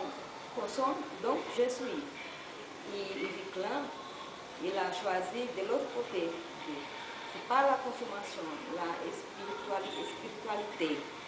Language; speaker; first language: French; non-native, learner; Portuguese